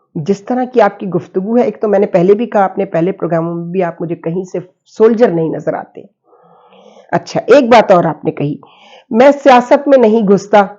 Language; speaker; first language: Urdu; native; Urdu